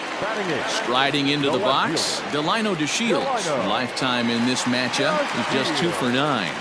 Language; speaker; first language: English; native; English